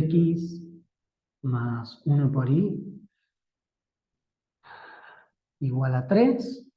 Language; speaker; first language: Spanish; native; Spanish